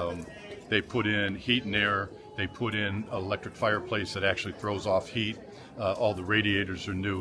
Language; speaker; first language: English; native; English